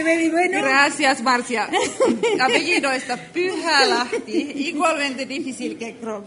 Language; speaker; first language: Spanish; non-native, learner; Finnish